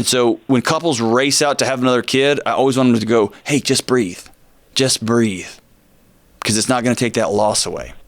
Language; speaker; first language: English; native; English